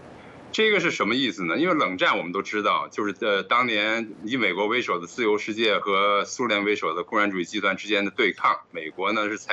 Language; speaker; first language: Chinese; native; Chinese